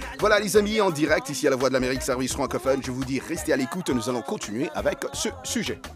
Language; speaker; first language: French; non-native, local second language; Bambara